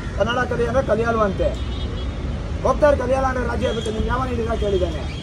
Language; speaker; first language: Kannada; native; Kannada